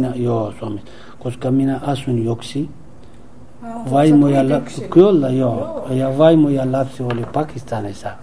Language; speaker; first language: Finnish; non-native, learner; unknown